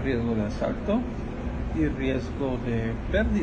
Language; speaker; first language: Spanish; native; Spanish